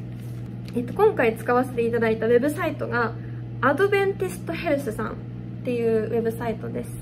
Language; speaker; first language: Japanese; early bilingual, heritage; Japanese